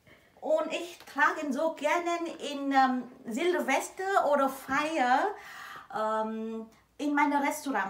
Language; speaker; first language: German; non-native, learner; Vietnamese